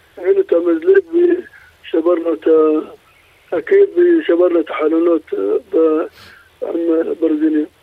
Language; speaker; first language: Hebrew; non-native, local second language; Arabic